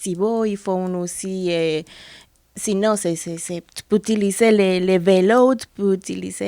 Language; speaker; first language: French; non-native, fluent; Spanish